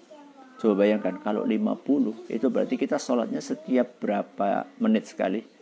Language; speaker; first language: Indonesian; native; Indonesian